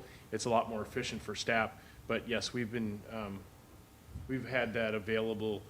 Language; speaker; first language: English; native; English